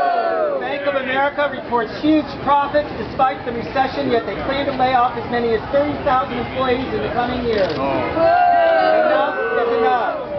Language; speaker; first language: English; native; English